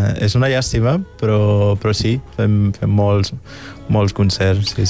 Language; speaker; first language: Catalan; non-native, fluent; Mandingo